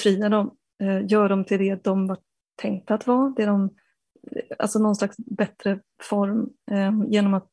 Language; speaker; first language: Swedish; native; Swedish